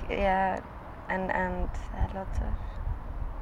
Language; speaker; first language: English; non-native, fluent; Spanish